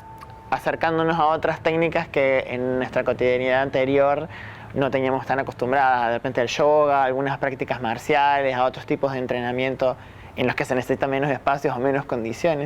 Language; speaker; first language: Spanish; native; Spanish